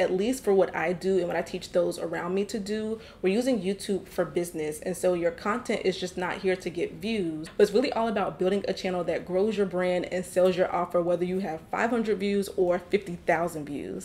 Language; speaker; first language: English; native; English